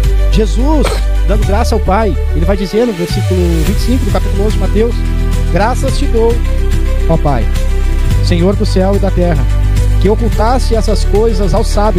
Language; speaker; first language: Portuguese; native; Portuguese